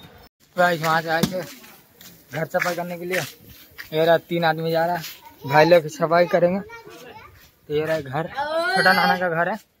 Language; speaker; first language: Hindi; non-native, local second language; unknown